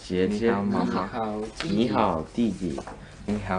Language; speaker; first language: Chinese; non-native, learner; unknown